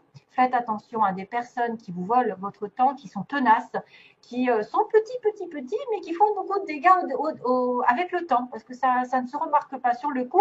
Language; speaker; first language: French; native; French